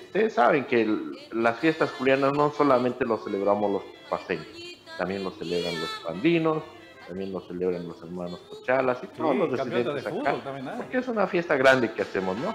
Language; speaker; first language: Spanish; native; Spanish